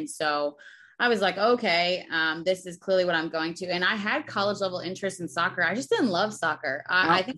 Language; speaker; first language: English; native; English